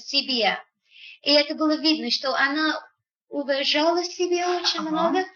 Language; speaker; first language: Russian; non-native, fluent; English